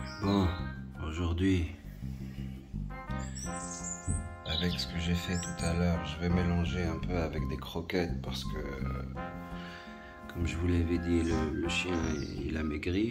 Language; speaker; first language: French; non-native, local second language; Arabic